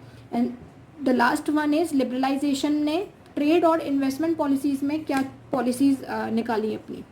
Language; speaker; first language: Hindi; native; Hindi